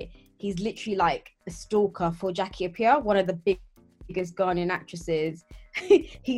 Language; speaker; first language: English; native; English